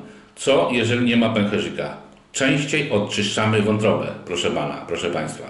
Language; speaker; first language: Polish; native; Polish